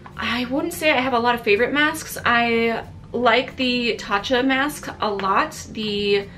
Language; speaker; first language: English; early bilingual, other home language; Italian